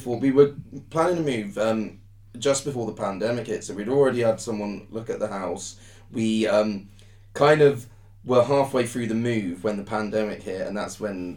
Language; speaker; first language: English; native; English